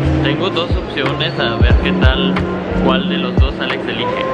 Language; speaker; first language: Spanish; non-native, fluent; French